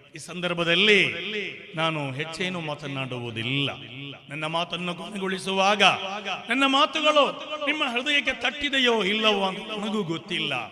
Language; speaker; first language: Kannada; non-native, local second language; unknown